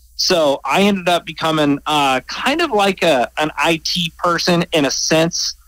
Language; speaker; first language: English; native; English